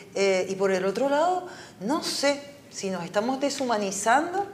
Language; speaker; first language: Spanish; native; Spanish